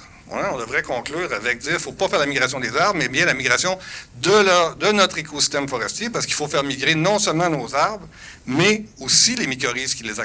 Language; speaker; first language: French; native; French